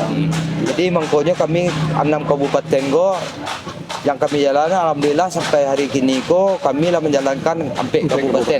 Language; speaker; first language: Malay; non-native, local second language; Minangkabau